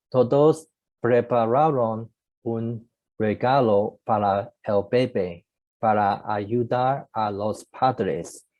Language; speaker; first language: Spanish; non-native, learner; Chinese